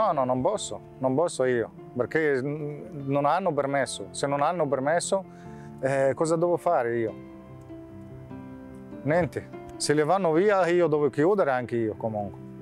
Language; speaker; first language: Italian; non-native, fluent; Arabic